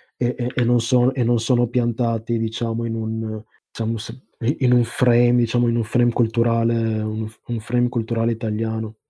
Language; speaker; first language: Italian; early bilingual, other home language; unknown